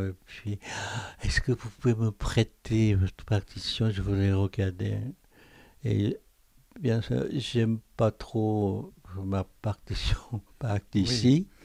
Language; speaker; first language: French; non-native, fluent; Korean